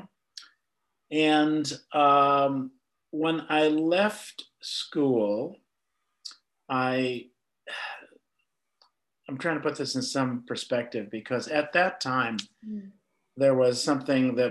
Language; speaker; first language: English; native; English